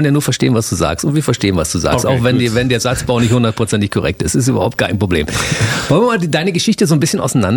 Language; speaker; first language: German; native; German